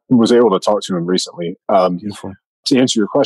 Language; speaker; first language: English; native; English